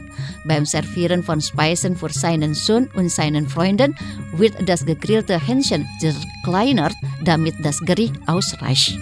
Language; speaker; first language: German; non-native, fluent; Indonesian